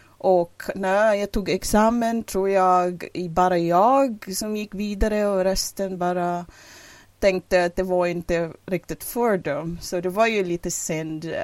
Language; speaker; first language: Swedish; non-native, fluent; Filipino